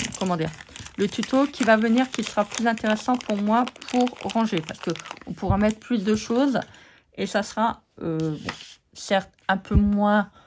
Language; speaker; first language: French; native; French